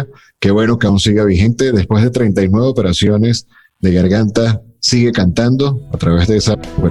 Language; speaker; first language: Spanish; native; Spanish